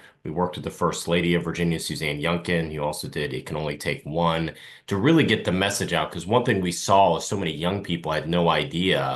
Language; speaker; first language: English; native; English